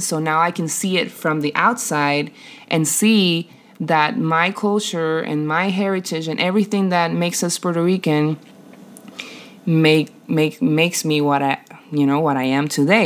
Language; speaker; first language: English; non-native, fluent; Spanish